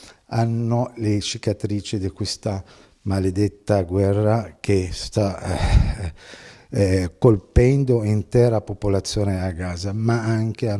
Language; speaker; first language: Italian; non-native, fluent; Arabic